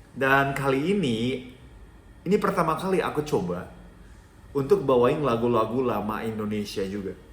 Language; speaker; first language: Indonesian; non-native, fluent; Japanese